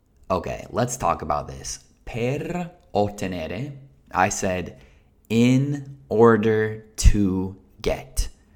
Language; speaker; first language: English; native; English